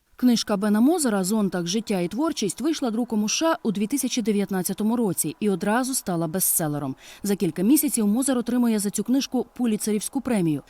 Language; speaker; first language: Ukrainian; native; Ukrainian